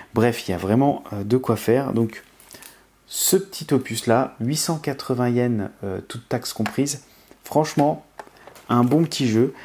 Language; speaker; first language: French; native; French